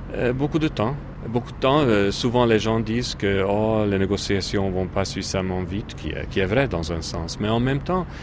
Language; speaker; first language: French; non-native, fluent; Hungarian